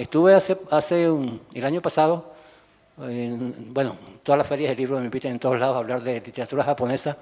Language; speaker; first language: Spanish; native; Spanish